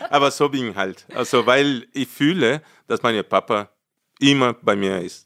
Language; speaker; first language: German; non-native, fluent; Portuguese